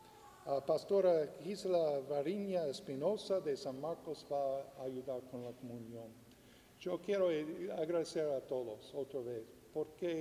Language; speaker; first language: Spanish; non-native, fluent; English